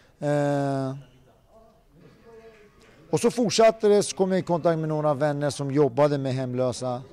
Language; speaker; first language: Swedish; early bilingual, other home language; Persian